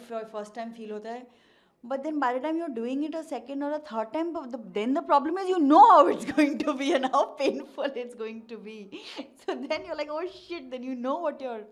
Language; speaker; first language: Hindi; native; Hindi